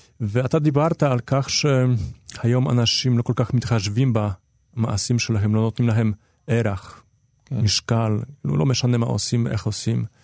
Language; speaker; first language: Hebrew; non-native, fluent; Polish